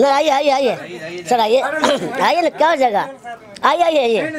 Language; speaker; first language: Hindi; native; Hindi